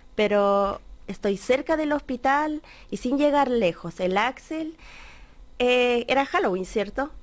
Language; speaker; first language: Spanish; native; Spanish